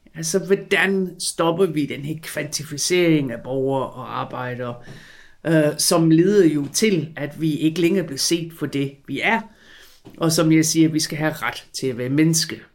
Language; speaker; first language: Danish; non-native, fluent; English